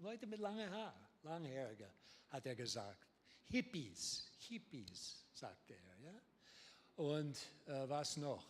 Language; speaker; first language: German; non-native, learner; English